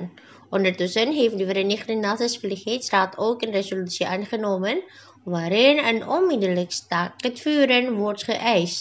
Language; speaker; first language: Dutch; non-native, fluent; Indonesian